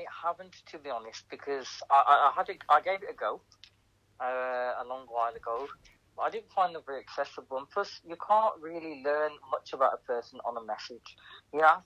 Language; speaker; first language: English; native; English